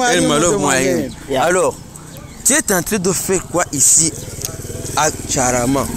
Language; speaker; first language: French; non-native, learner; Rundi